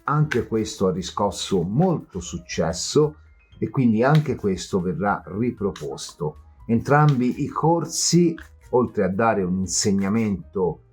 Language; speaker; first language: Italian; native; Italian